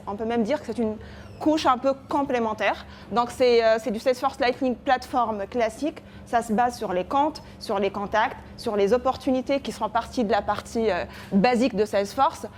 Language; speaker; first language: French; non-native, local second language; Arabic